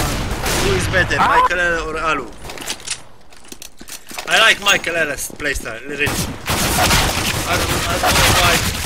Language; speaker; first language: English; non-native, learner; Polish